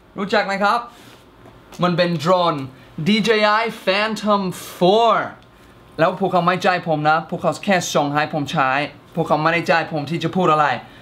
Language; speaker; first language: Thai; non-native, fluent; English